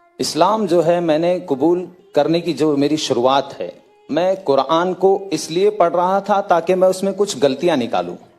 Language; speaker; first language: Hindi; native; Hindi